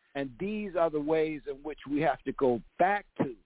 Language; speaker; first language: English; native; English